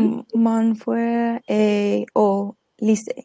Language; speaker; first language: French; non-native, learner; English